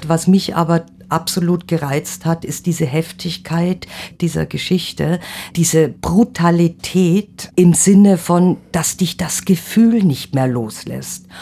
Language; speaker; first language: German; native; German